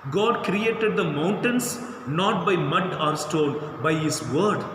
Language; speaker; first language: English; non-native, local second language; Telugu